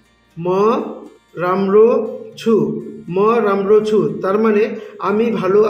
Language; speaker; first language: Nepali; non-native, learner; Bangla